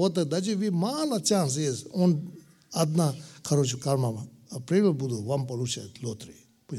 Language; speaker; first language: Russian; non-native, learner; Tibetan